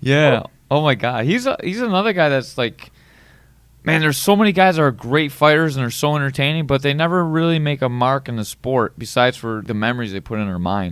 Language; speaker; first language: English; native; English